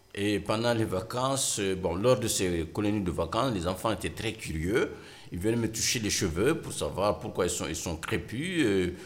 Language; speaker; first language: French; non-native, local second language; Mandingo